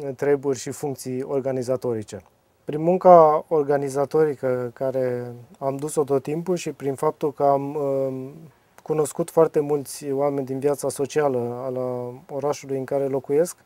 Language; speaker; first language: Romanian; native; Romanian